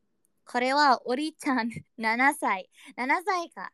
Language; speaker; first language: Japanese; non-native, learner; Indonesian